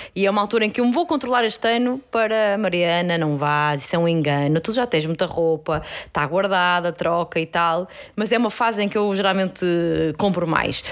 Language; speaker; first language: Portuguese; native; Portuguese